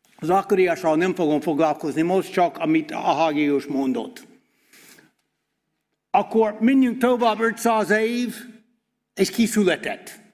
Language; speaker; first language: Hungarian; non-native, fluent; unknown